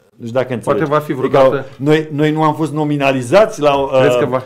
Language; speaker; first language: Romanian; native; Romanian